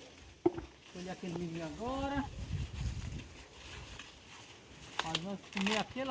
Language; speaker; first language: Portuguese; native; Portuguese